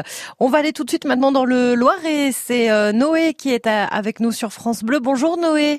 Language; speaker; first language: French; native; French